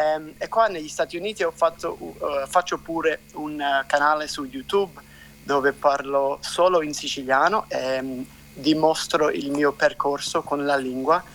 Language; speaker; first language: Italian; non-native, fluent; English